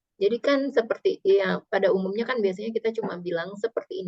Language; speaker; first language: Indonesian; native; Indonesian